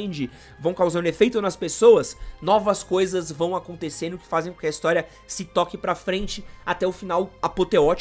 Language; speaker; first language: Portuguese; native; Portuguese